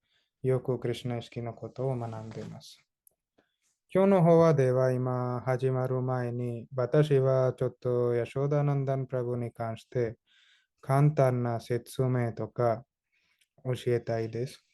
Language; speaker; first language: Japanese; non-native, fluent; Hindi